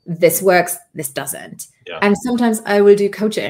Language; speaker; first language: English; non-native, fluent; Luxembourgish